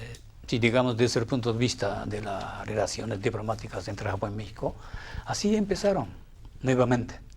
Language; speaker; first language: Spanish; non-native, fluent; Japanese